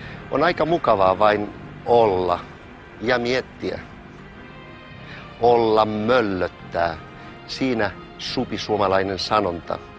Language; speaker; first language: Finnish; non-native, fluent; Spanish